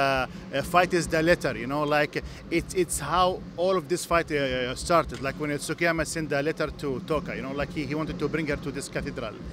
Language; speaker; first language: English; non-native, fluent; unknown